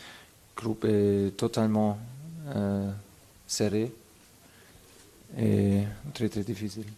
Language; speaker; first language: French; non-native, fluent; German